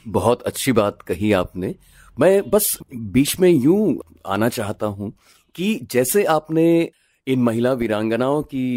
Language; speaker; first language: Hindi; native; Hindi